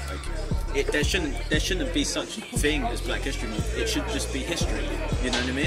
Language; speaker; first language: English; native; English